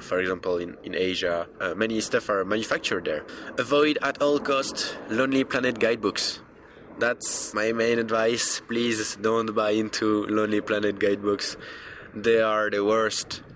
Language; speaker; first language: English; non-native, fluent; French